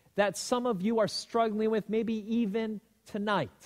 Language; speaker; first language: English; native; English